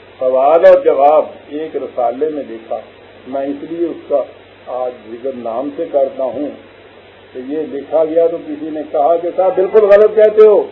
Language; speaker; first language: Urdu; non-native, local second language; Punjabi